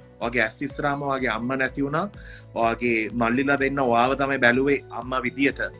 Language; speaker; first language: Sinhala; non-native, local second language; Tamil